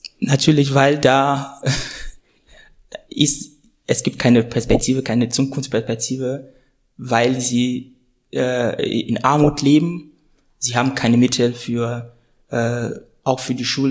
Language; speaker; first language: German; non-native, fluent; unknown